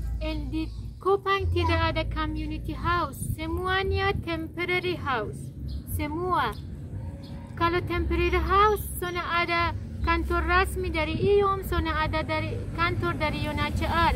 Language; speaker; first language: Indonesian; non-native, learner; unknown